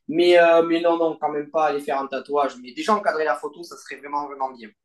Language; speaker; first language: French; native; French